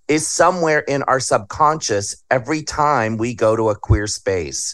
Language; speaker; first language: English; native; English